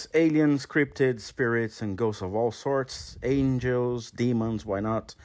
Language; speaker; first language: English; non-native, fluent; Portuguese